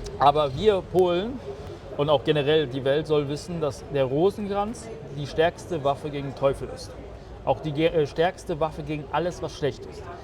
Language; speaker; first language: German; early bilingual, other home language; Polish